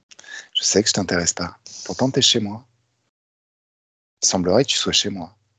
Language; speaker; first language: French; native; French